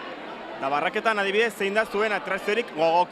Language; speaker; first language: Basque; native; Basque